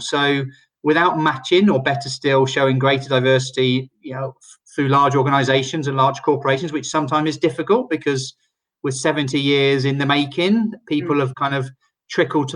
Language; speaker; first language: English; native; English